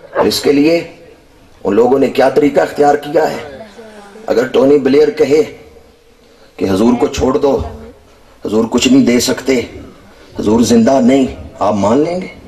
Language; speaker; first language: Urdu; non-native, local second language; Punjabi